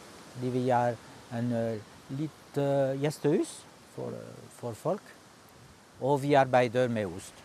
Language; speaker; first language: Norwegian; non-native, learner; French